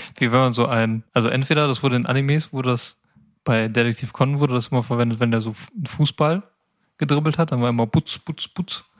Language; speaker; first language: German; native; German